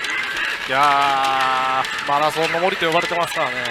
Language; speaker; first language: Japanese; native; Japanese